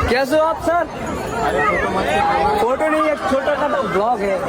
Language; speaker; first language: Hindi; non-native, learner; Bangla